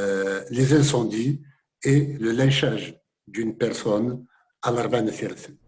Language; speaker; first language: French; non-native, local second language; Kabyle